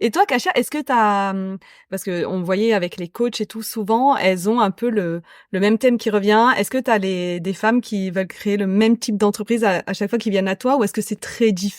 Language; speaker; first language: French; native; French